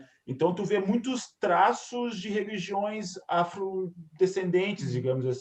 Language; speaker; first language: Portuguese; native; Portuguese